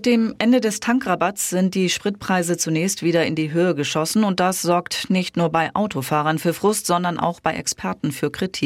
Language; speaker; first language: German; native; German